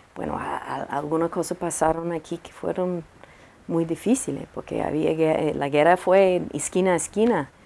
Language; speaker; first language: Spanish; non-native, learner; English